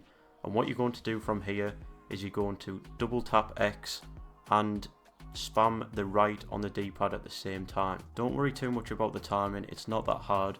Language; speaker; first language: English; native; English